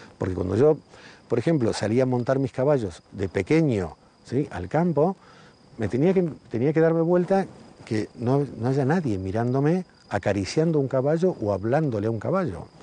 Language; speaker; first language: Spanish; native; Spanish